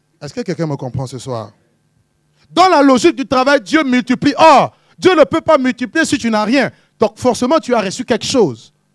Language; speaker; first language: French; non-native, local second language; Lingala